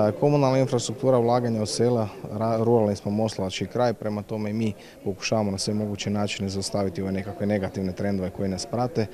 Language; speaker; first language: Croatian; native; Croatian